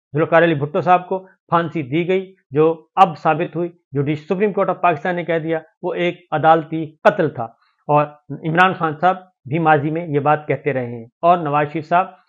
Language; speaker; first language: Urdu; native; Urdu